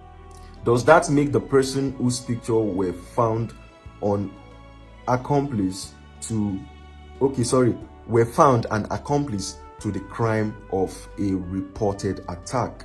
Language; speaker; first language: English; non-native, local second language; Yoruba